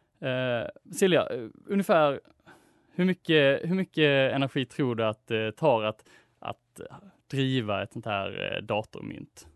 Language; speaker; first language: Swedish; native; Swedish